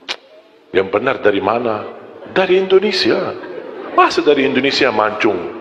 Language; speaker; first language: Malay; non-native, fluent; Arabic